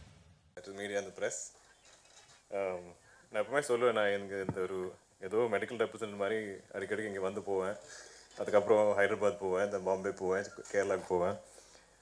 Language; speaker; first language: Tamil; non-native, fluent; Malayalam